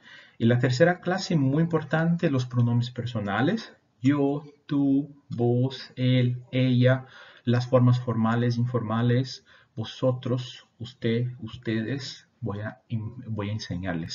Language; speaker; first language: Spanish; non-native, fluent; Portuguese